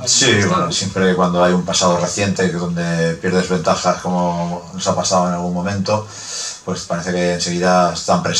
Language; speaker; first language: Spanish; native; Spanish